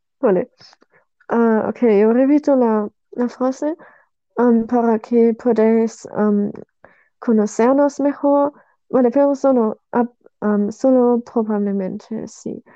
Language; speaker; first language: Spanish; non-native, learner; German